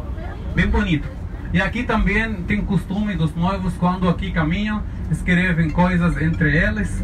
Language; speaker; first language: Portuguese; non-native, learner; Arabic